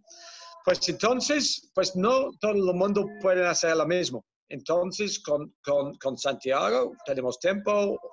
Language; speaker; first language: Spanish; non-native, fluent; Dutch